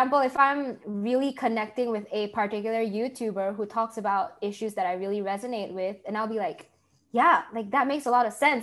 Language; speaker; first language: English; non-native, local second language; Malay